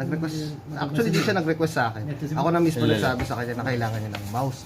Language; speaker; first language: Filipino; native; Filipino